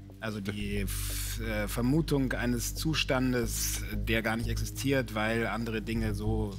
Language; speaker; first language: German; native; German